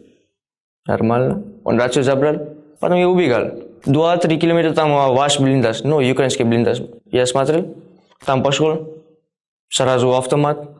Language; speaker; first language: Russian; non-native, learner; Gujarati